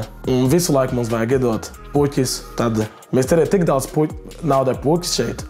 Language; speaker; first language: Latvian; non-native, learner; Portuguese